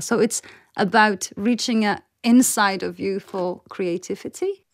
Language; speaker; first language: English; non-native, fluent; Polish